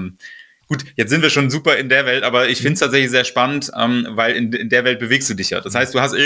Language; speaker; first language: German; native; German